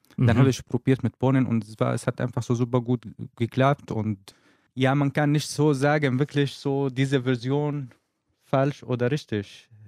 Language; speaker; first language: German; non-native, learner; Arabic